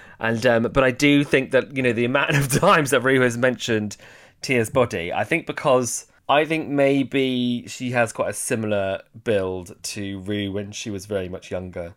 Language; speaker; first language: English; native; English